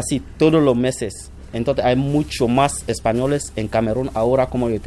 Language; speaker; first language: Spanish; non-native, fluent; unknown